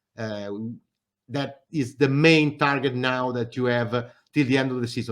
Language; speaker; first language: English; non-native, fluent; Italian